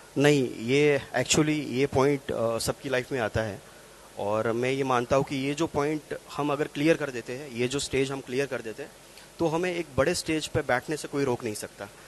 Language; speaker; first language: Hindi; non-native, local second language; Gujarati